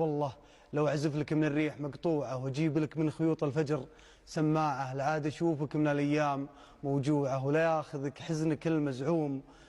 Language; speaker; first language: Arabic; native; Arabic